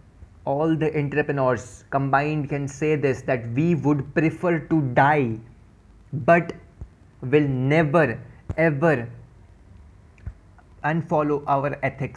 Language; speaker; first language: English; non-native, local second language; Hindi